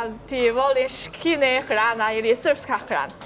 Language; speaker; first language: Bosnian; non-native, learner; Chinese